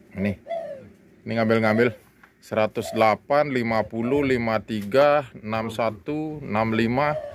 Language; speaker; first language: Indonesian; non-native, local second language; Balinese